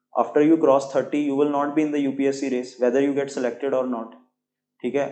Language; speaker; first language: English; non-native, local second language; Punjabi